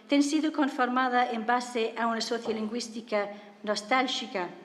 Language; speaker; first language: Galician; non-native, fluent; English